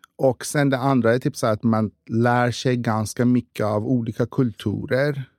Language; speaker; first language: Swedish; non-native, fluent; Persian